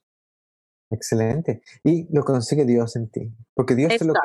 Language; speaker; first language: Spanish; native; Spanish